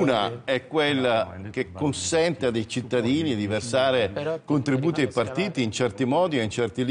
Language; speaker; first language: Italian; native; Italian